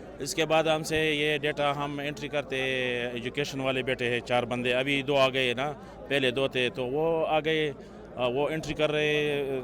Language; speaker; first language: Urdu; non-native, local second language; Pashto